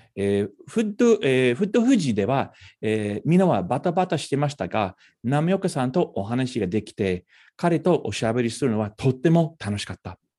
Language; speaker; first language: Japanese; non-native, fluent; English